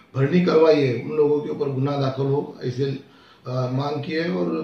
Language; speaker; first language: Hindi; non-native, local second language; Marathi